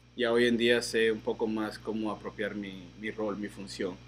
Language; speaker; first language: Spanish; native; Spanish